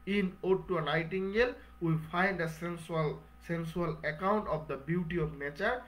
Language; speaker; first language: English; non-native, local second language; Bangla